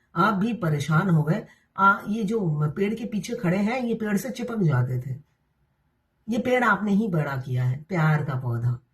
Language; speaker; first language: Hindi; native; Hindi